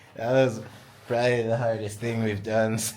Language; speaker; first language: English; native; English